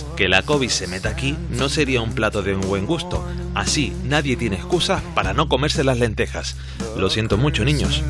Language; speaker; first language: Spanish; native; Spanish